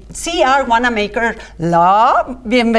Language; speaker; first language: Spanish; native; Spanish